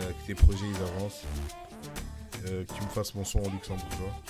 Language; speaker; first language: French; native; French